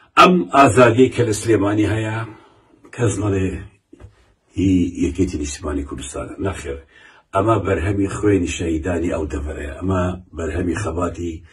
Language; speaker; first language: Central Kurdish; non-native, local second language; Kurdish